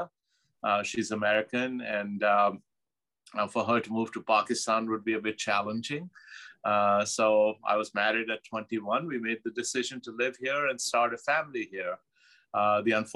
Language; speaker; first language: English; non-native, local second language; Urdu